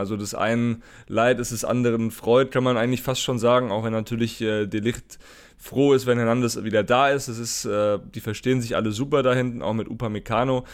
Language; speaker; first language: German; native; German